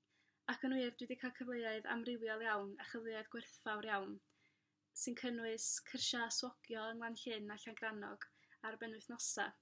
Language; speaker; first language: Welsh; native; Welsh